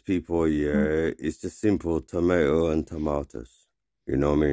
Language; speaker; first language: English; native; English